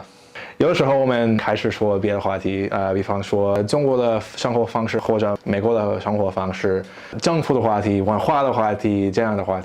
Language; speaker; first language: Chinese; non-native, learner; English